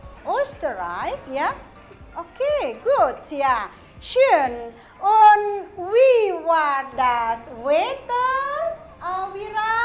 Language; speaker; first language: German; non-native, fluent; Indonesian